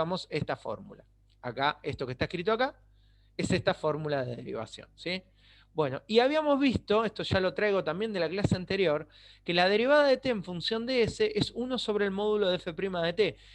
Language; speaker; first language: Spanish; native; Spanish